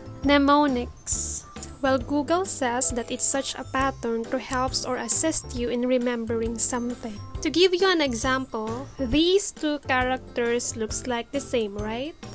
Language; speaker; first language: English; non-native, local second language; Filipino